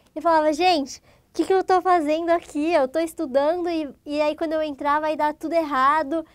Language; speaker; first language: Portuguese; native; Portuguese